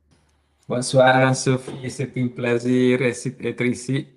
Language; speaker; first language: French; non-native, learner; Italian